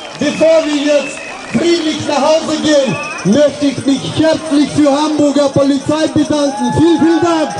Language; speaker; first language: German; non-native, fluent; Russian